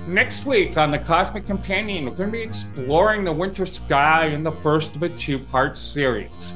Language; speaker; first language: English; native; English